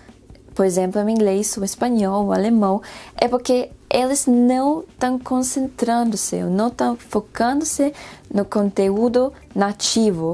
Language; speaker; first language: Portuguese; non-native, fluent; Spanish